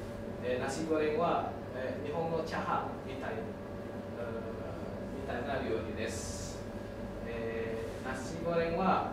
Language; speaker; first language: Japanese; non-native, learner; Indonesian